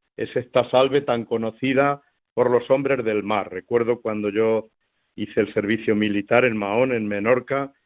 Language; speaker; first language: Spanish; native; Spanish